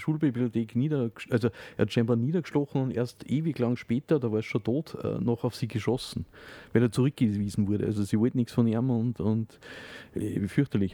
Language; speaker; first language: German; native; German